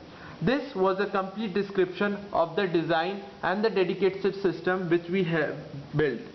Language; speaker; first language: English; non-native, local second language; Bangla